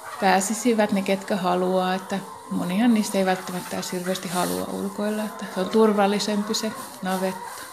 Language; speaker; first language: Finnish; native; Finnish